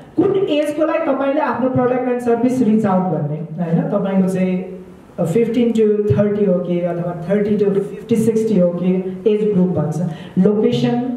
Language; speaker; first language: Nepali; native; Nepali